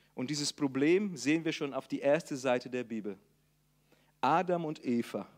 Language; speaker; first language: German; non-native, fluent; Portuguese